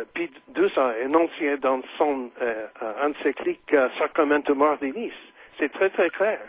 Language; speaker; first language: French; non-native, fluent; English